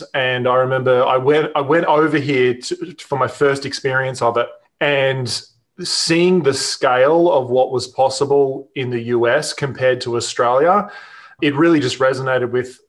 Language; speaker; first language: English; native; English